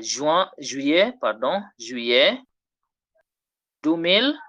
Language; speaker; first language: French; non-native, fluent; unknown